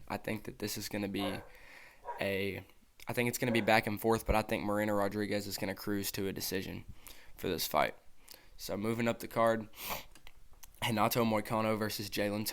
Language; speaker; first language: English; native; English